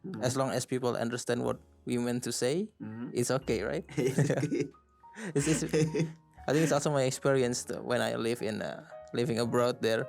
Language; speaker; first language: English; non-native, learner; Indonesian